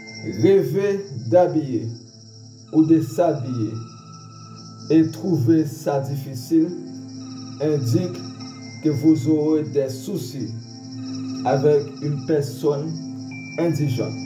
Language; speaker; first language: French; non-native, local second language; Haitian Creole